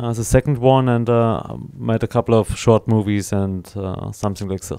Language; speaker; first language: English; non-native, learner; German